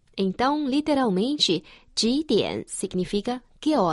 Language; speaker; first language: Portuguese; non-native, fluent; Chinese